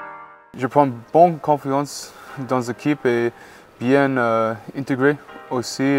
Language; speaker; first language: French; non-native, learner; English